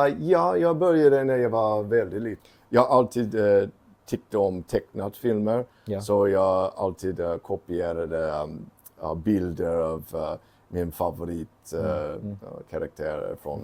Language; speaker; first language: Swedish; non-native, fluent; English